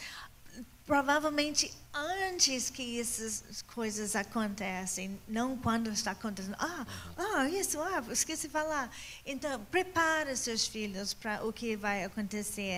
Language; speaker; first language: Portuguese; non-native, fluent; English